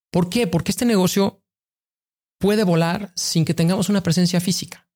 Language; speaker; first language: Spanish; native; Spanish